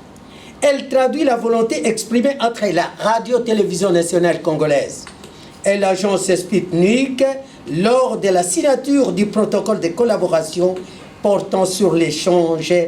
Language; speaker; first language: French; non-native, local second language; Lingala